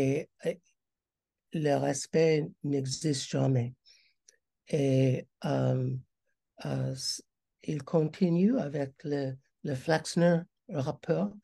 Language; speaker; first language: French; non-native, learner; English